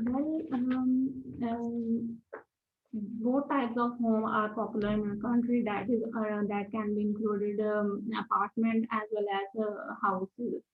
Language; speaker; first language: English; non-native, learner; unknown